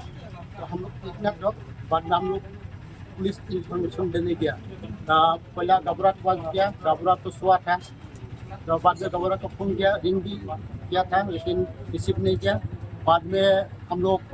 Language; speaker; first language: Hindi; non-native, local second language; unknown